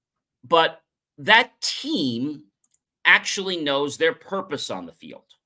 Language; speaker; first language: English; native; English